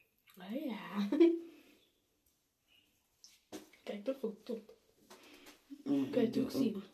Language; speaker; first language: Dutch; early bilingual, other home language; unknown